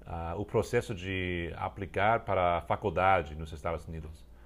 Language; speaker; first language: Portuguese; non-native, fluent; English